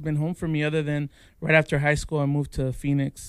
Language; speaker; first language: English; native; English